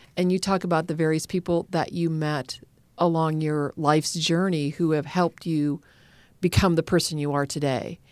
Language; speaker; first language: English; native; English